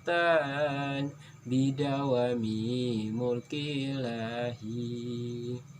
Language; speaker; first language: Arabic; non-native, learner; Indonesian